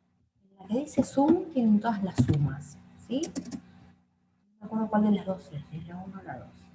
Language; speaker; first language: Spanish; native; Spanish